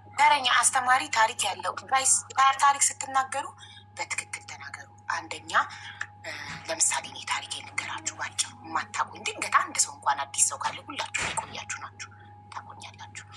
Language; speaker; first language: Amharic; native; Amharic